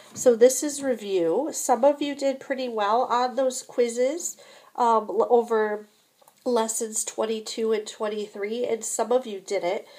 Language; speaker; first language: English; native; English